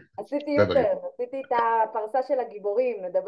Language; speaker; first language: Hebrew; native; Hebrew